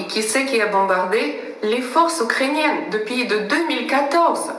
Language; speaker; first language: French; non-native, fluent; Russian